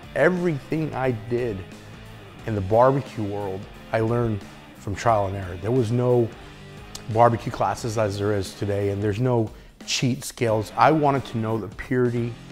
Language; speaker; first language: English; native; English